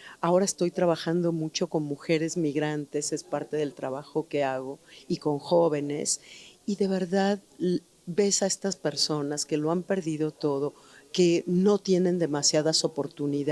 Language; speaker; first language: Spanish; native; Spanish